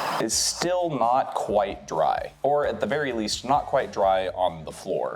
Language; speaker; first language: English; native; English